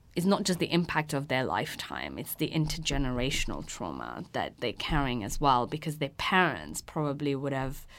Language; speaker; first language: English; early bilingual, other home language; Persian